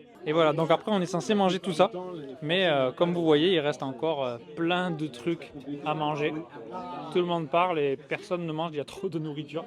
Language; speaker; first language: French; native; French